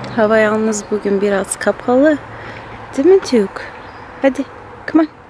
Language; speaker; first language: Turkish; early bilingual, heritage; Turkish